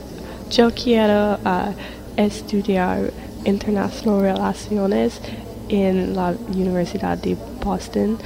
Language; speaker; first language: Spanish; non-native, learner; English